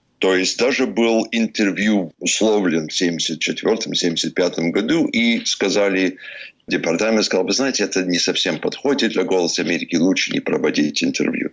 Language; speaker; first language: Russian; non-native, fluent; English